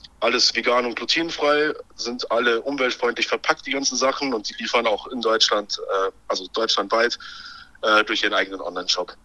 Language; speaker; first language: German; native; German